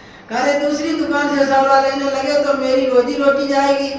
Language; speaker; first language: Hindi; native; Hindi